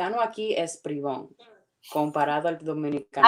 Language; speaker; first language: Spanish; early bilingual, heritage; Spanish